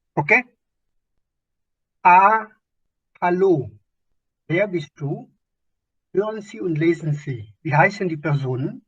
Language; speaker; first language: German; non-native, fluent; Indonesian